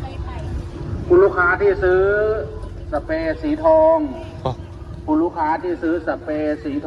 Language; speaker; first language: Thai; native; Thai